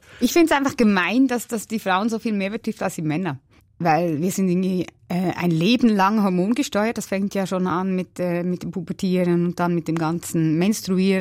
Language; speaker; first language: German; native; German